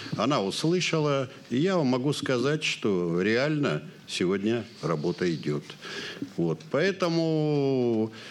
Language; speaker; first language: Russian; native; Russian